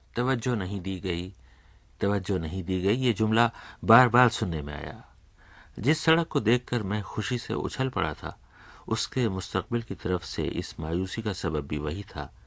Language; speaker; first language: Urdu; native; Urdu